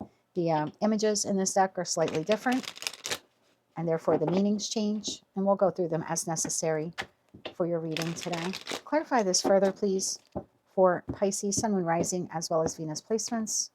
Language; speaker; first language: English; native; English